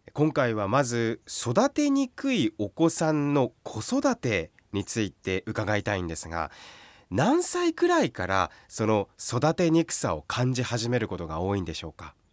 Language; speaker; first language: Japanese; native; Japanese